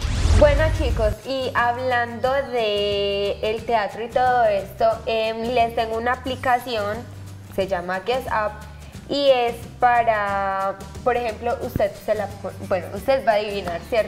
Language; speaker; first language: Spanish; native; Spanish